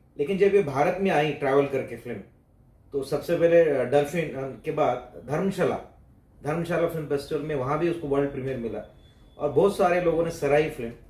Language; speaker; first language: Hindi; non-native, local second language; Marathi